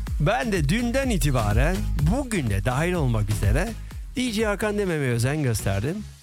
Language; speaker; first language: Turkish; early bilingual, heritage; Turkish